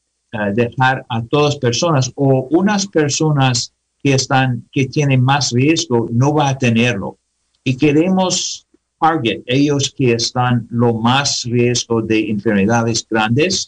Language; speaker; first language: Spanish; non-native, learner; English